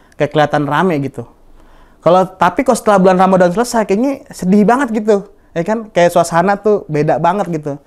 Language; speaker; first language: Indonesian; native; Indonesian